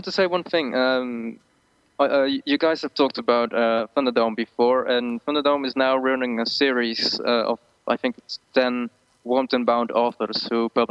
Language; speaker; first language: English; non-native, fluent; Dutch